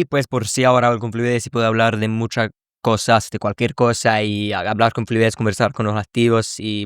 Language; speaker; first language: Spanish; non-native, fluent; English